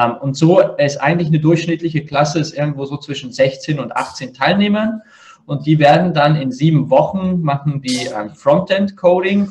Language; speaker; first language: German; native; German